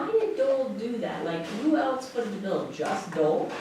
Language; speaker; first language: English; native; English